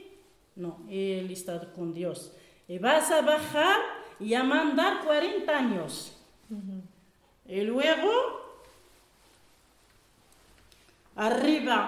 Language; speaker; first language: Spanish; non-native, learner; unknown